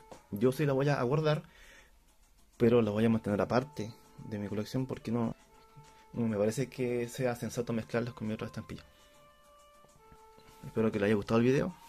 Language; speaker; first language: Spanish; native; Spanish